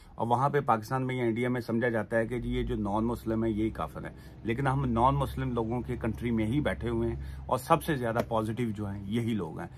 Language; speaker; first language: Urdu; native; Urdu